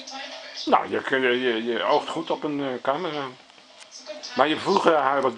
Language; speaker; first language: Dutch; native; Dutch